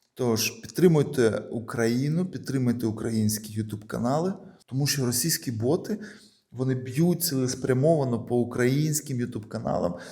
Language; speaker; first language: Ukrainian; non-native, local second language; Russian